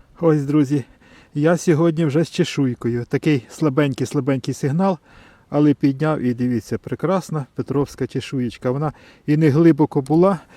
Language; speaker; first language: Ukrainian; non-native, local second language; Russian